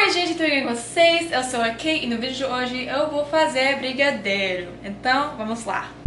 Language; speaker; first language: Portuguese; non-native, learner; English